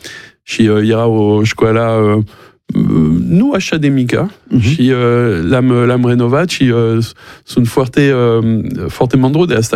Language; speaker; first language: Romanian; non-native, learner; French